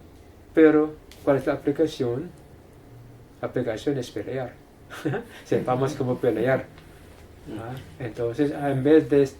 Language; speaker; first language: Spanish; non-native, fluent; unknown